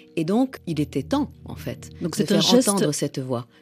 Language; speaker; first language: French; non-native, fluent; Persian